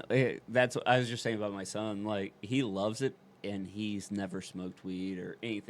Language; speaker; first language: English; native; English